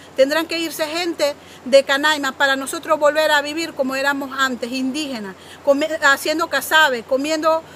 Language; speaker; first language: Spanish; non-native, local second language; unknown